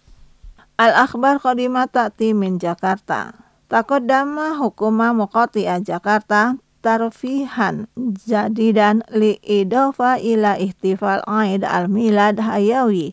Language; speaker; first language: Arabic; non-native, fluent; Indonesian